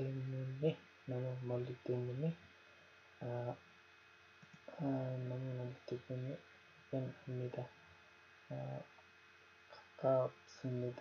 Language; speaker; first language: Korean; non-native, learner; Nepali